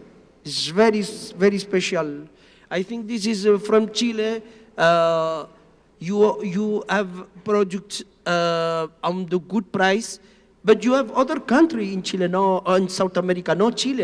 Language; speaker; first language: English; non-native, learner; Spanish